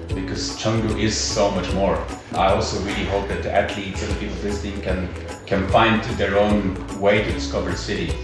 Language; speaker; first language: English; non-native, fluent; Dutch